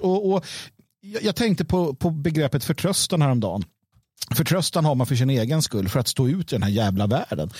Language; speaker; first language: Swedish; native; Swedish